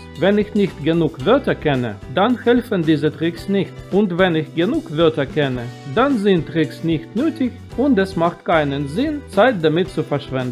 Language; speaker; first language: German; non-native, fluent; Russian